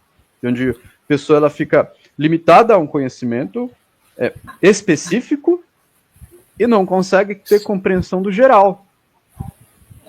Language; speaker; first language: Portuguese; native; Portuguese